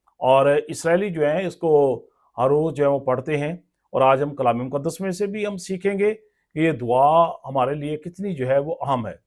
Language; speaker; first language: Urdu; non-native, local second language; Punjabi